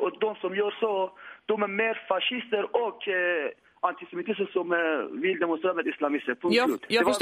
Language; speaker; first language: Swedish; non-native, learner; Persian